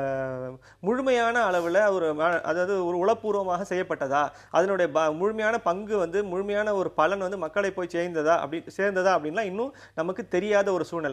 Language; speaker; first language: Tamil; native; Tamil